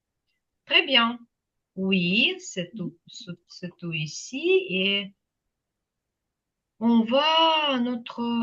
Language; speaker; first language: French; non-native, fluent; Ukrainian